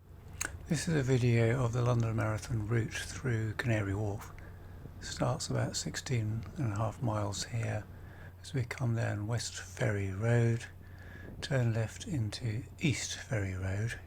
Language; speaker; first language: English; native; English